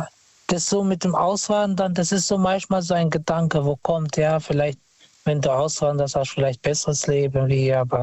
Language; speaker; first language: German; non-native, fluent; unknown